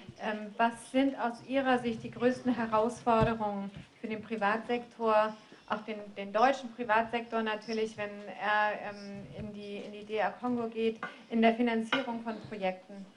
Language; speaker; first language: German; native; German